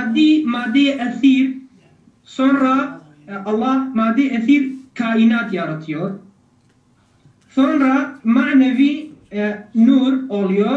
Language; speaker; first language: Turkish; non-native, learner; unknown